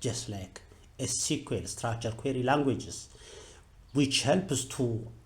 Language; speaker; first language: English; non-native, local second language; Amharic